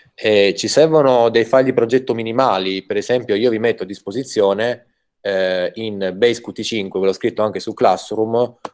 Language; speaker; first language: Italian; native; Italian